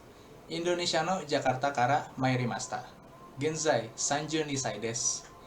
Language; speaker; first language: Japanese; non-native, learner; Indonesian